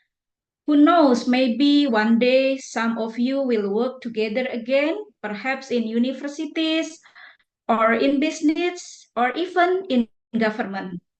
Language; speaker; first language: English; non-native, fluent; Indonesian